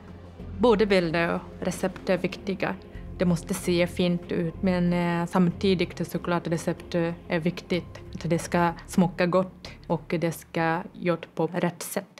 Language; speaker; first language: Swedish; non-native, fluent; Japanese